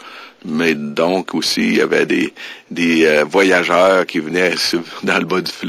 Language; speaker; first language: French; native; French